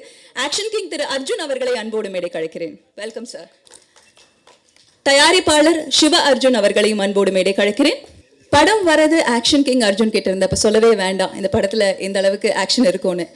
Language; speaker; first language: Tamil; native; Tamil